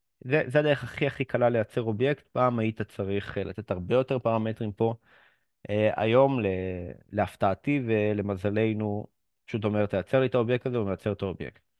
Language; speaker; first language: Hebrew; native; Hebrew